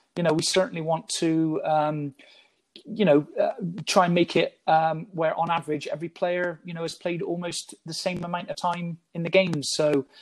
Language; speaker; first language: English; native; English